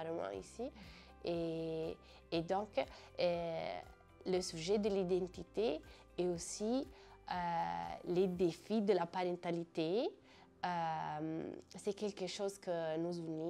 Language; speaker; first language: French; non-native, fluent; Italian